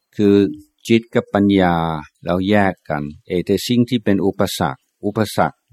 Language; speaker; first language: Thai; non-native, fluent; English